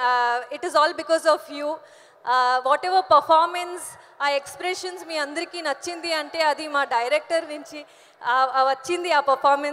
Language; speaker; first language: Telugu; non-native, learner; Kannada